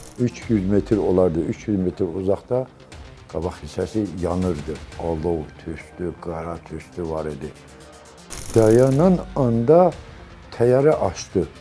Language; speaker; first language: Azerbaijani; non-native, local second language; Avaric